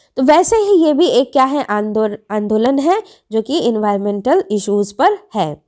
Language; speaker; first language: Hindi; native; Hindi